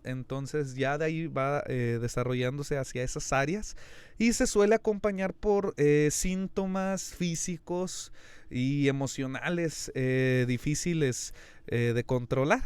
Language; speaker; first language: Spanish; native; Spanish